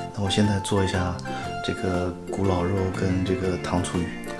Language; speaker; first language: Chinese; native; Chinese